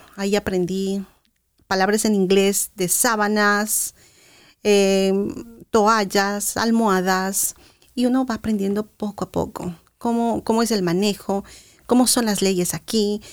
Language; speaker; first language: Spanish; native; Spanish